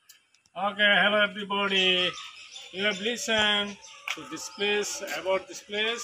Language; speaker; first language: English; non-native, learner; Bangla